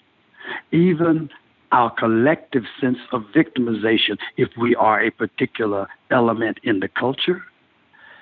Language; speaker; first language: English; native; English